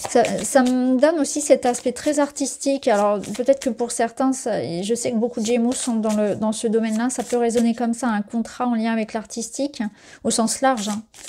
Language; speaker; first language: French; native; French